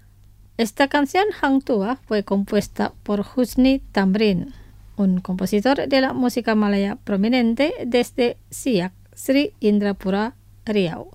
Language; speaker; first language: Spanish; non-native, fluent; Indonesian